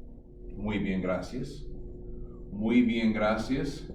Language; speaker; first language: Spanish; non-native, fluent; English